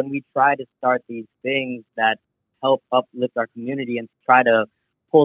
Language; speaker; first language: English; native; English